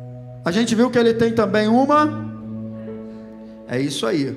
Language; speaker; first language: Portuguese; native; Portuguese